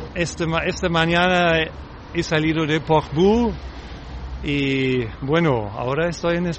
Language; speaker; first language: Spanish; non-native, fluent; German